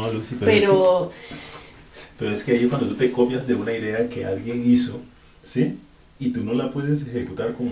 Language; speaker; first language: Spanish; native; Spanish